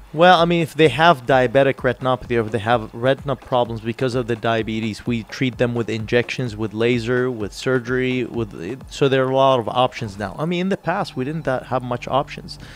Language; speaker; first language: English; non-native, fluent; Arabic